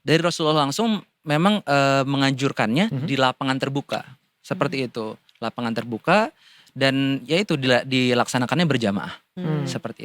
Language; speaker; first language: Indonesian; native; Indonesian